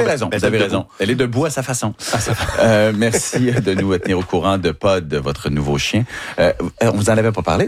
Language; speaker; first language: French; native; French